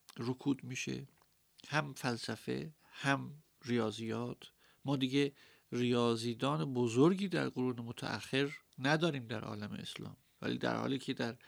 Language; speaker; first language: Persian; native; Persian